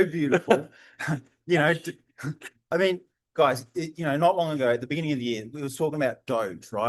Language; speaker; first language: English; native; English